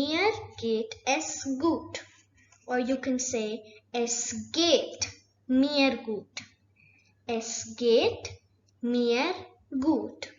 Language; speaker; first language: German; non-native, fluent; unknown